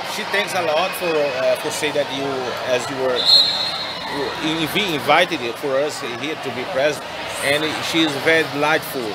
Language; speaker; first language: English; non-native, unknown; Portuguese